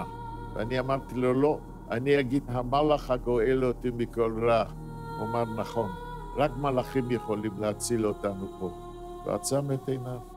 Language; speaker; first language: Hebrew; non-native, fluent; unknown